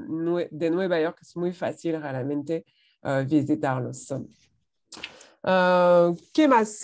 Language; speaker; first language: Spanish; non-native, fluent; French